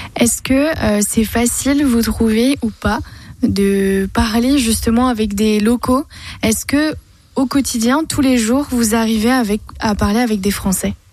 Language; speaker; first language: French; native; French